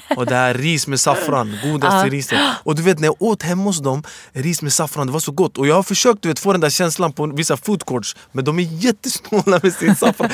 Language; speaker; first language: Swedish; early bilingual, other home language; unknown